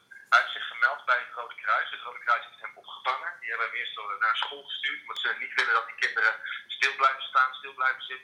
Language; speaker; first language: Dutch; native; Dutch